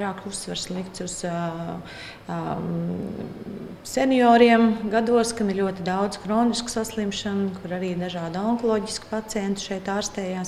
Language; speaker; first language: Latvian; native; Latvian